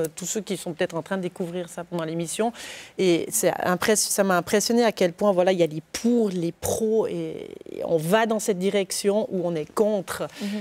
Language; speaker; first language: French; native; French